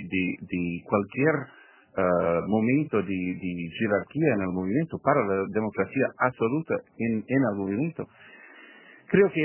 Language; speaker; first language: Spanish; non-native, fluent; English